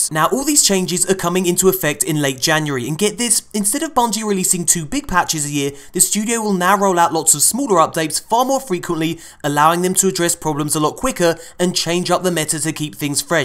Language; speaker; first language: English; native; English